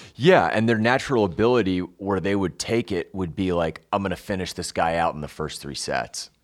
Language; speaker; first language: English; native; English